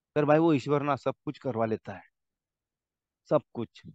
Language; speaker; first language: Hindi; non-native, local second language; Marathi